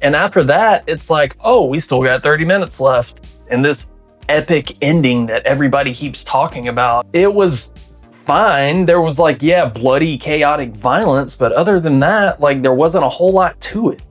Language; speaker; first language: English; native; English